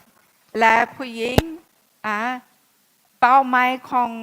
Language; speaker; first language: Thai; non-native, fluent; English